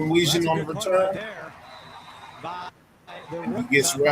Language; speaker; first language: English; native; English